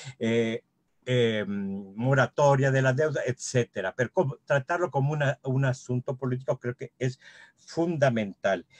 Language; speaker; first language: Spanish; native; Spanish